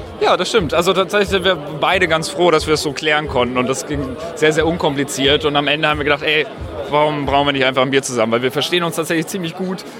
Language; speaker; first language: German; native; German